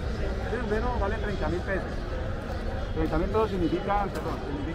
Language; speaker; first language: Spanish; native; Spanish